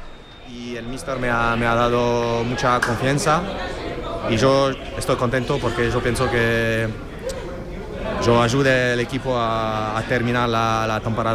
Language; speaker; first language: Spanish; non-native, fluent; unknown